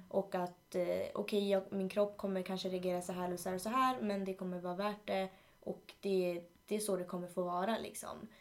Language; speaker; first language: Swedish; early bilingual, other home language; Spanish